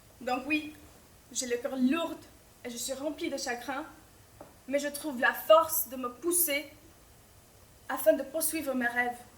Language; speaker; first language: French; non-native, fluent; Albanian